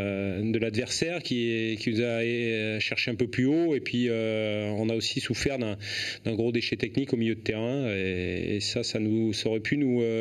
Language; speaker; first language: French; native; French